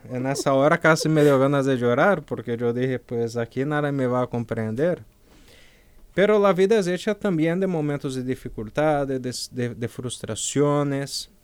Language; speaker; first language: Spanish; non-native, fluent; Portuguese